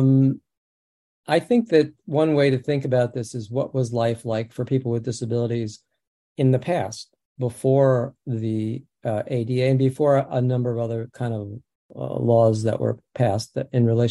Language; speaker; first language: English; early bilingual, other home language; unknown